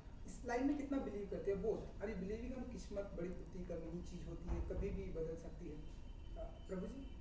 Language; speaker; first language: Hindi; native; Hindi